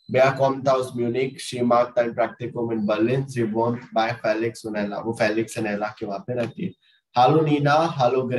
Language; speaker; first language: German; non-native, learner; Hindi